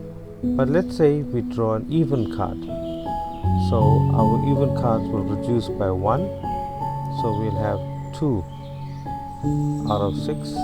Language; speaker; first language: English; native; English